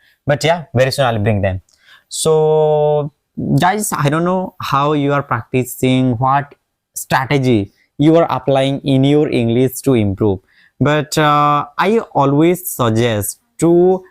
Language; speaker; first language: English; non-native, local second language; Odia